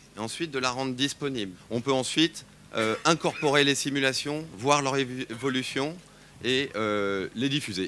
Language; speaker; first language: French; native; French